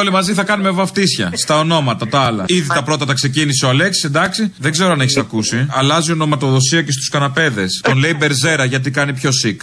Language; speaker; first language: Greek; native; Greek